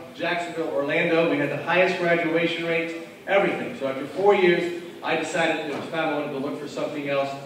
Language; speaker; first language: English; native; English